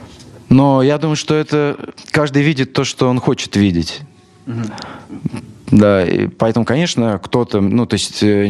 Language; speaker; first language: Russian; native; Russian